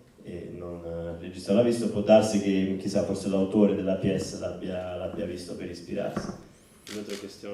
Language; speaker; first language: Italian; native; Italian